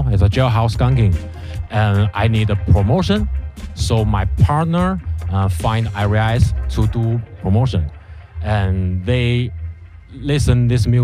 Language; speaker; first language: English; non-native, learner; Chinese